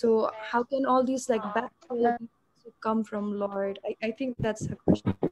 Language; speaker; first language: English; non-native, fluent; Nepali